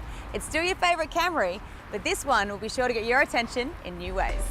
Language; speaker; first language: English; native; English